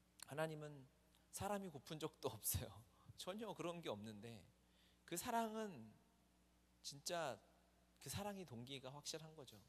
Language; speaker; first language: Korean; native; Korean